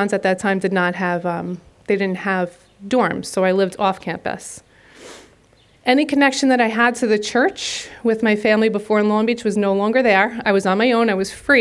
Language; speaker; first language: English; native; English